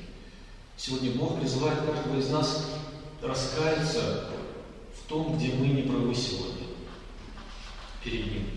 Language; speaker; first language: Russian; native; Russian